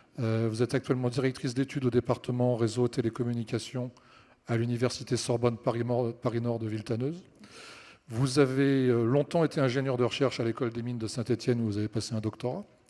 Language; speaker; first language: French; native; French